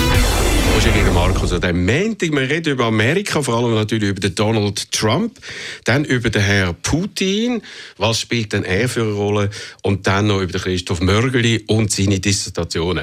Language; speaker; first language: German; native; German